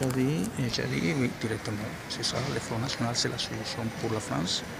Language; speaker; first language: French; non-native, learner; Spanish